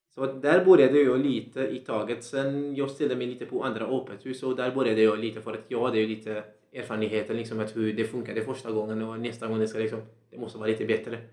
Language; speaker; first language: Swedish; non-native, fluent; Central Kurdish